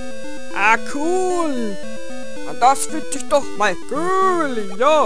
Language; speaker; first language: German; native; German